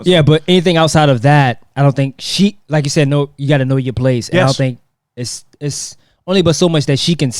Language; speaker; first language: English; native; English